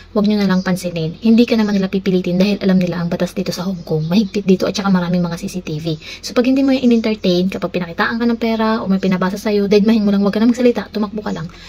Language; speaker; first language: Filipino; native; Filipino